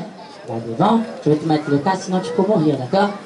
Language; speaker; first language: French; non-native, fluent; Portuguese